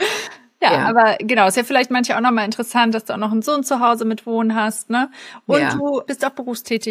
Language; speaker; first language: German; native; German